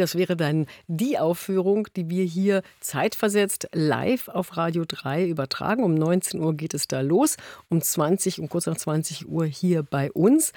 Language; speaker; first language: German; native; German